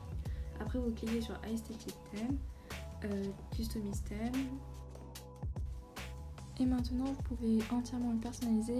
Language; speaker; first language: French; native; French